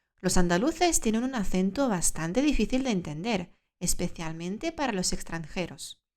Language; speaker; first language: Spanish; early bilingual, other home language; Lithuanian